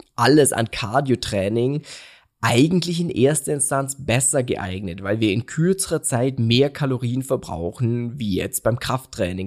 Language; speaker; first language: German; native; German